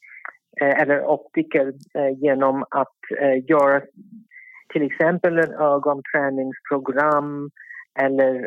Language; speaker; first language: Swedish; non-native, fluent; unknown